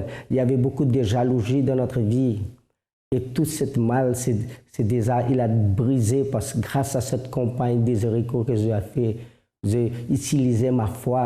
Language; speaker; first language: French; non-native, fluent; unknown